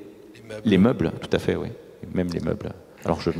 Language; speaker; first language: French; native; French